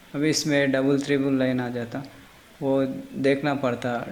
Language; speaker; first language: Hindi; non-native, local second language; Telugu